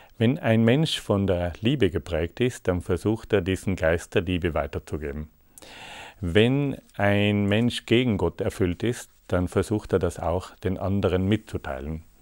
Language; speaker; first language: German; native; German